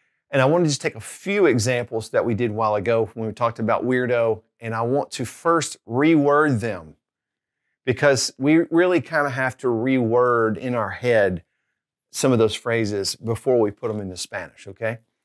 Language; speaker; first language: English; native; English